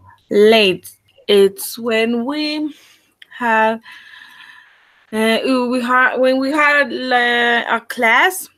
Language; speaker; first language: English; non-native, learner; Spanish